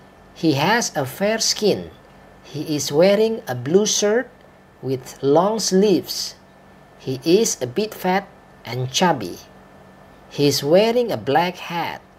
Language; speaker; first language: English; non-native, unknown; Indonesian